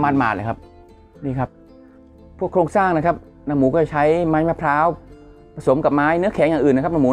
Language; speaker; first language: Thai; native; Thai